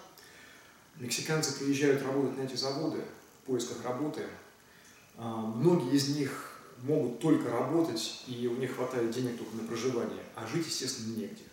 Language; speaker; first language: Russian; native; Russian